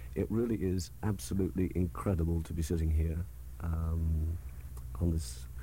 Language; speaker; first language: English; native; English